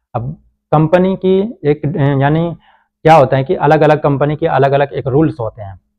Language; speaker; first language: Hindi; native; Hindi